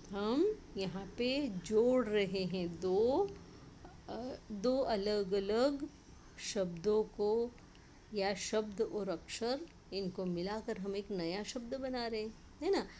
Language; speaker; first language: Hindi; non-native, local second language; Marathi